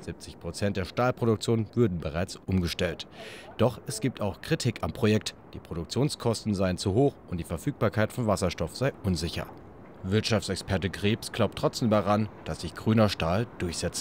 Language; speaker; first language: German; native; German